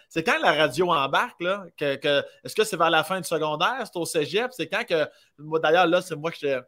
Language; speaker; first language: French; native; French